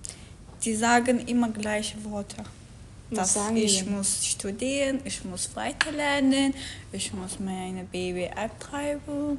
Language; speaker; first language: German; non-native, learner; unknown